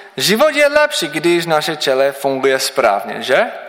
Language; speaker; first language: Czech; non-native, learner; English